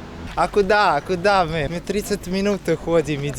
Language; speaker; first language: Russian; non-native, fluent; Italian